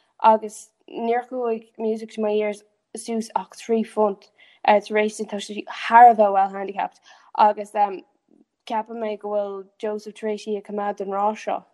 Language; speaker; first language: Irish; non-native, local second language; English